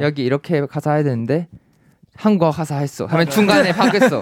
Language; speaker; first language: Korean; non-native, fluent; Thai